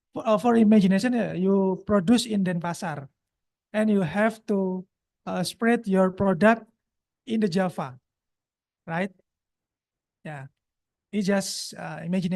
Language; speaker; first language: English; non-native, local second language; Indonesian